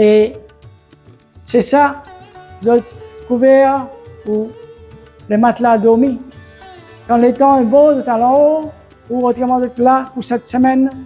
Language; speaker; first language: French; non-native, local second language; Morisyen